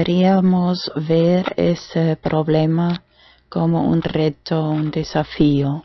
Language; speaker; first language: Spanish; non-native, fluent; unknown